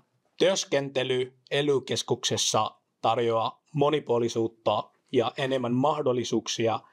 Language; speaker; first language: Finnish; non-native, fluent; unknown